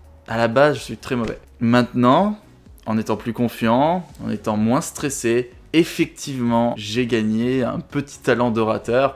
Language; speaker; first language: French; native; French